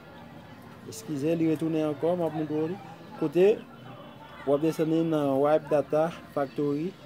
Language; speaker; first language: French; non-native, learner; Haitian Creole